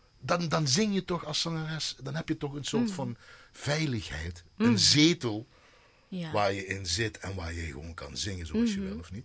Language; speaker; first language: Dutch; native; Dutch